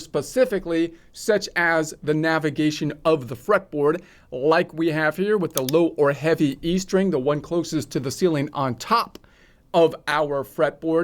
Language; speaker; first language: English; native; English